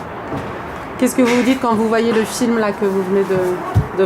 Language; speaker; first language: French; native; French